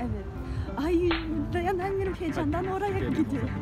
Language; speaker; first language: Turkish; non-native, learner; Russian